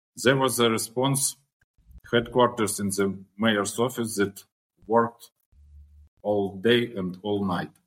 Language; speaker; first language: English; non-native, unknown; Ukrainian